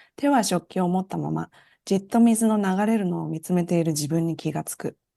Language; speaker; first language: Japanese; early bilingual, heritage; Japanese